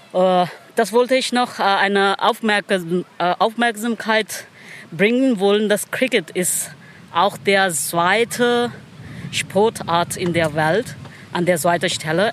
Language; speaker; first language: German; non-native, learner; Pashto